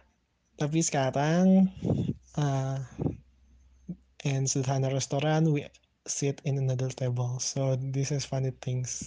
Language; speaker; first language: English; non-native, learner; Indonesian